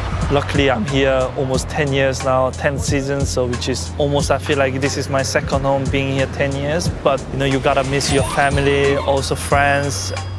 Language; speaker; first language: English; non-native, fluent; Korean